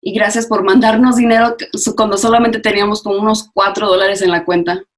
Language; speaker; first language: Spanish; early bilingual, other home language; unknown